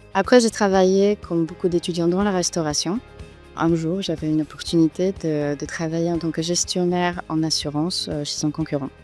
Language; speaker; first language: French; non-native, fluent; Polish